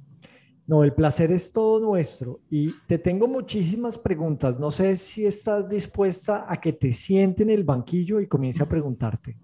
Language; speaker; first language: Spanish; native; Spanish